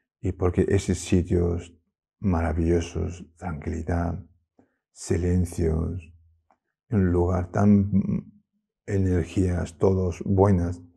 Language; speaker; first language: Spanish; non-native, learner; Tibetan